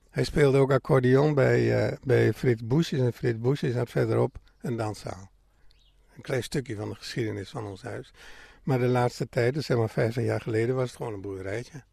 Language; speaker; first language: Dutch; native; Dutch